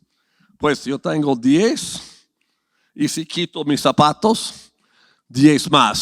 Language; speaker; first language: Spanish; non-native, fluent; English